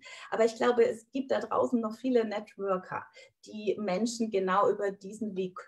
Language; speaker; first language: German; native; German